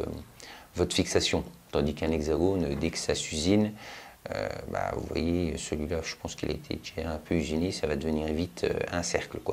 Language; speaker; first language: French; native; French